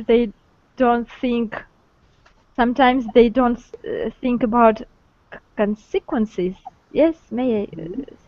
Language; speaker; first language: English; non-native, learner; Russian